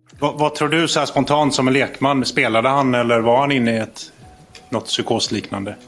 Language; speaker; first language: Swedish; native; Swedish